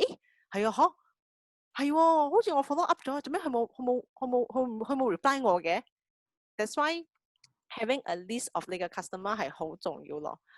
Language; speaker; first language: Chinese; native; Chinese